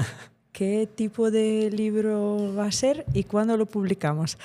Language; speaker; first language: Spanish; non-native, fluent; Ukrainian